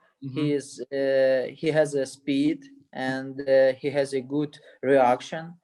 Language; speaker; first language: English; non-native, learner; Russian